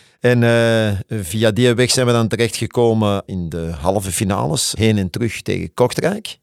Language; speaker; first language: Dutch; native; Dutch